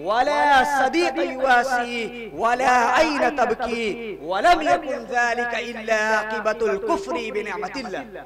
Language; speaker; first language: Arabic; non-native, learner; Urdu